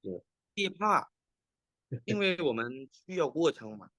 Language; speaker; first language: Chinese; non-native, fluent; Indonesian